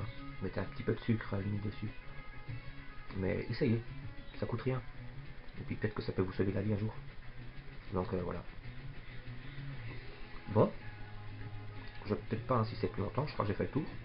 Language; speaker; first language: French; native; French